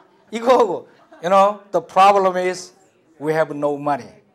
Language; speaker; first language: English; non-native, fluent; Korean